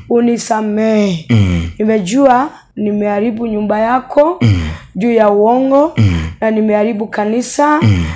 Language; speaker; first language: Swahili; non-native, local second language; Luo (Kenya and Tanzania)